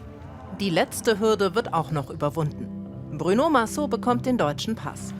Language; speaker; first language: German; native; German